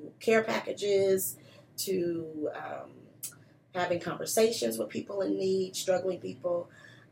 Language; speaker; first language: English; native; English